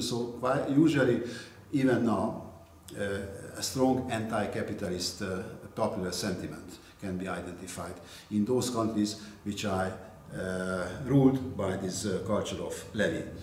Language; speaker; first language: English; non-native, fluent; Hungarian